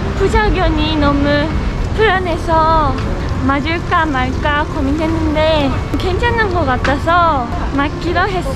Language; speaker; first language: Korean; non-native, fluent; Japanese